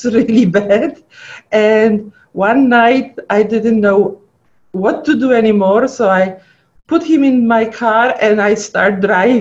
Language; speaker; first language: English; non-native, fluent; Polish